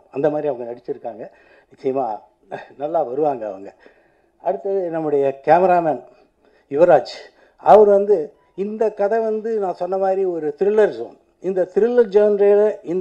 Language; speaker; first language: Tamil; native; Tamil